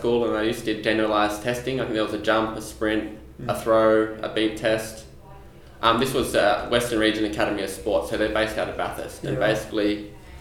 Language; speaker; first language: English; native; English